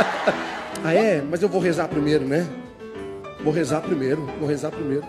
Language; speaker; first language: Portuguese; native; Portuguese